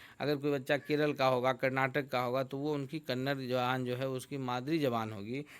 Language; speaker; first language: Urdu; native; Urdu